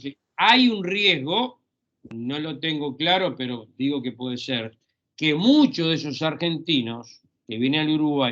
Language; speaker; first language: Spanish; native; Spanish